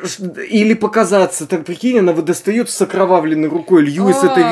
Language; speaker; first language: Russian; native; Russian